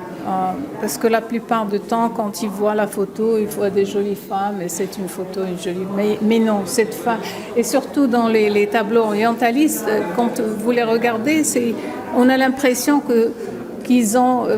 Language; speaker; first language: French; non-native, local second language; Arabic